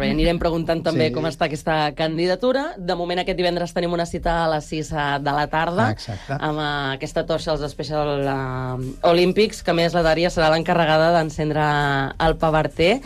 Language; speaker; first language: Catalan; native; Catalan